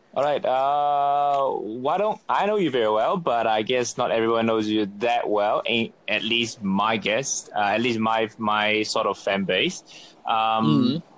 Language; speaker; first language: English; non-native, local second language; Cantonese